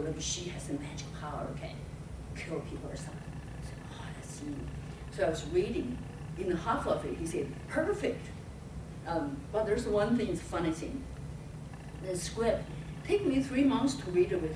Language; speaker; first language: English; non-native, fluent; Chinese